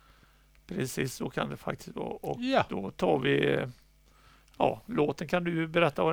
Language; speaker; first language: Swedish; native; Swedish